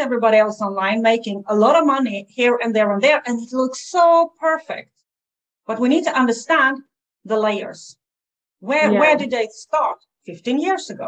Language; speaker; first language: English; non-native, fluent; Swedish